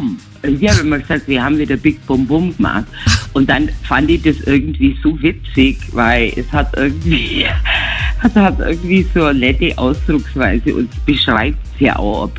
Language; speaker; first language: German; native; German